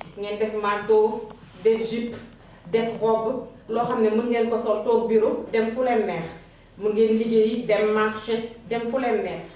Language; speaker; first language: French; non-native, local second language; Wolof